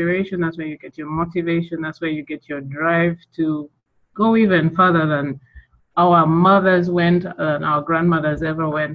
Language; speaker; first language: English; non-native, local second language; Ganda